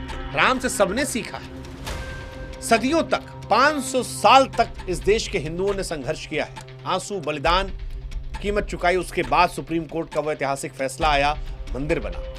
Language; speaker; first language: Hindi; native; Hindi